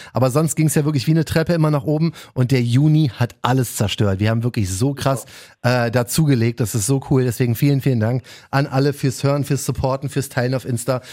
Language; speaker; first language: German; native; German